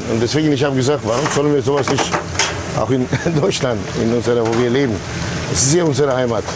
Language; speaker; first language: German; non-native, local second language; Turkish